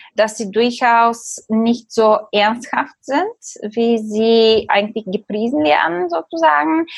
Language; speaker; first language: German; non-native, fluent; Bulgarian